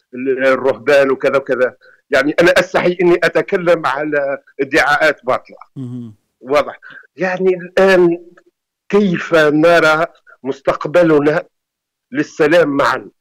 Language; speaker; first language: Arabic; native; Arabic